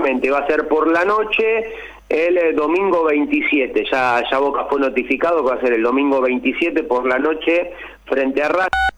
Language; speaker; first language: Spanish; native; Spanish